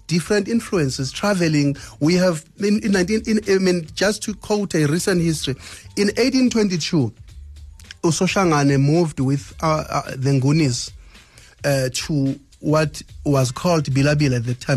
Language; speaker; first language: English; non-native, local second language; Zulu